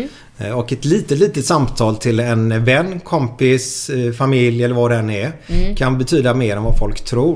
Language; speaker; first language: Swedish; native; Swedish